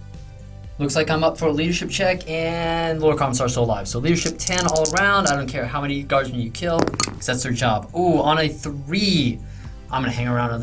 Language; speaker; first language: English; native; English